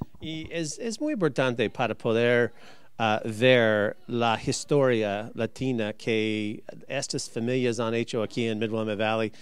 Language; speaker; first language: Spanish; early bilingual, heritage; Spanish